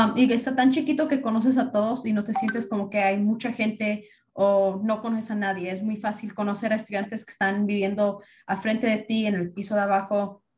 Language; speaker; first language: Spanish; early bilingual, heritage; Spanish